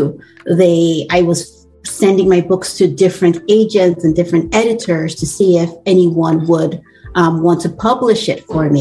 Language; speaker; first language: English; non-native, local second language; Bini